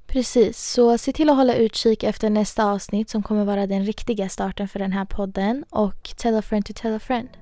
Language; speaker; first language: Swedish; early bilingual, other home language; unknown